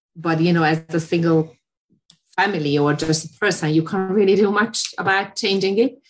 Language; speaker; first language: English; non-native, fluent; Hungarian